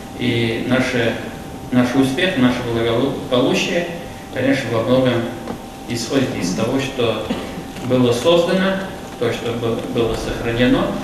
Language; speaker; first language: Russian; non-native, local second language; Tatar